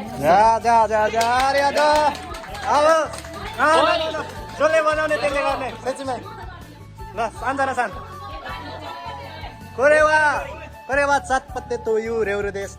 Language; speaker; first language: Japanese; non-native, learner; Nepali